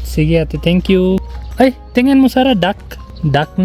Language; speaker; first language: Filipino; non-native, learner; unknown